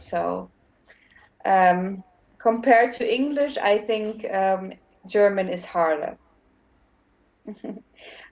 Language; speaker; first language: English; non-native, fluent; German